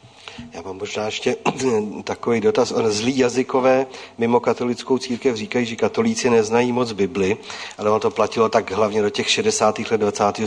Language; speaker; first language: Czech; native; Czech